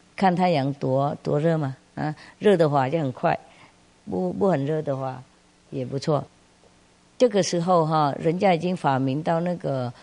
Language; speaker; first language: Chinese; non-native, fluent; Vietnamese